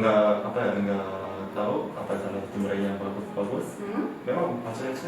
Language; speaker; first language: Indonesian; non-native, learner; Korean